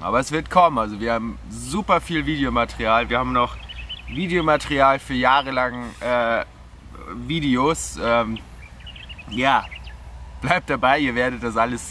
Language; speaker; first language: German; native; German